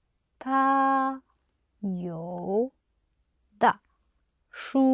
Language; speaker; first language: Chinese; non-native, learner; English